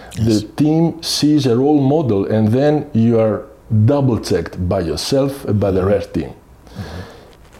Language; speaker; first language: English; non-native, fluent; Greek